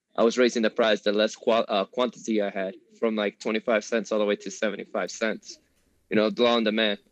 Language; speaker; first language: English; early bilingual, other home language; Spanish